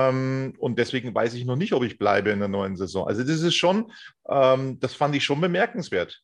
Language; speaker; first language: German; native; German